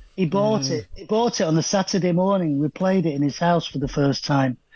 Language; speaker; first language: English; native; English